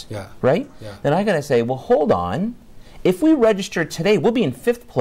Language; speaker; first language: English; native; English